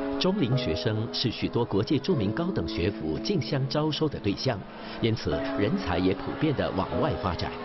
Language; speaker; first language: Chinese; native; Chinese